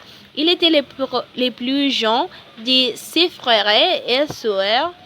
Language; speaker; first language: French; non-native, learner; Spanish